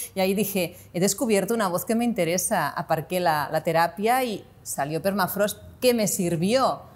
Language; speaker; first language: Spanish; non-native, local second language; Catalan